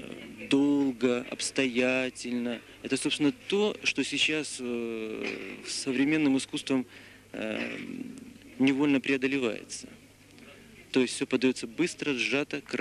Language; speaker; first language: Russian; native; Russian